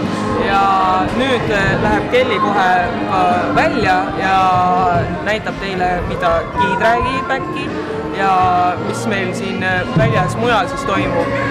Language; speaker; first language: Estonian; native; Estonian